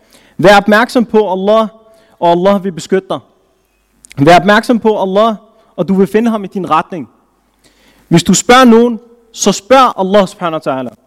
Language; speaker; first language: Danish; early bilingual, other home language; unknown